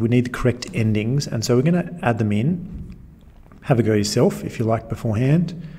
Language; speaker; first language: English; native; English